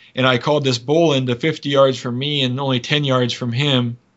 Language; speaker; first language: English; native; English